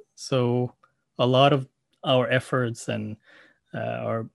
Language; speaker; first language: English; non-native, fluent; Norwegian